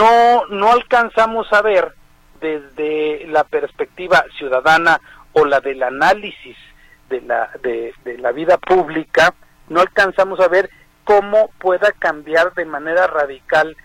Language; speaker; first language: Spanish; native; Spanish